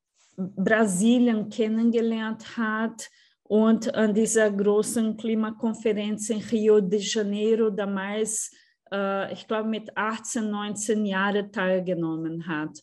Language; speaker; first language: German; non-native, fluent; Portuguese